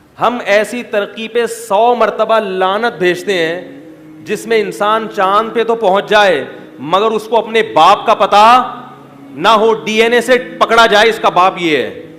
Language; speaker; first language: Urdu; native; Urdu